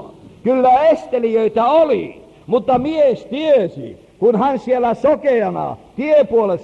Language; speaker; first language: Finnish; native; Finnish